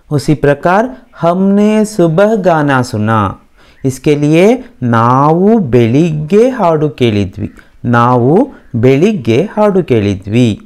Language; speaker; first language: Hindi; non-native, local second language; Kannada